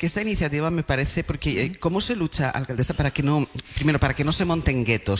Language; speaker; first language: Spanish; native; Spanish